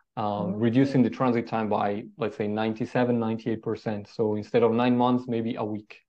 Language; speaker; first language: English; non-native, fluent; Italian